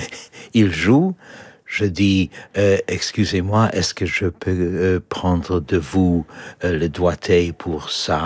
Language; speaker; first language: French; non-native, fluent; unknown